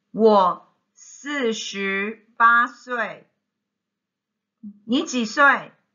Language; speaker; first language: Chinese; non-native, learner; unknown